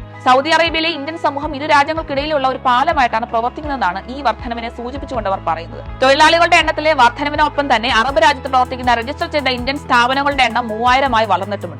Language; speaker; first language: Malayalam; native; Malayalam